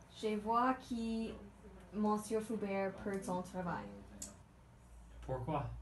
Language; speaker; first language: French; non-native, learner; English